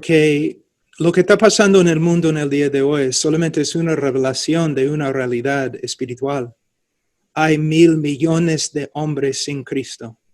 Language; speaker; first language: Spanish; non-native, fluent; English